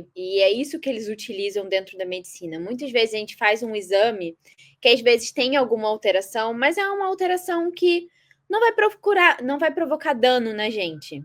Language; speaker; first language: Portuguese; native; Portuguese